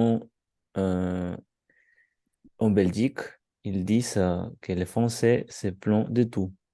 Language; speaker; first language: French; non-native, learner; Spanish